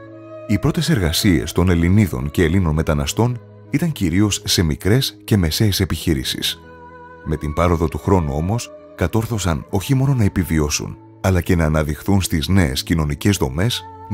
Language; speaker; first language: Greek; native; Greek